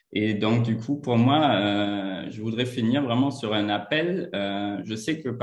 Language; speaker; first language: French; non-native, fluent; German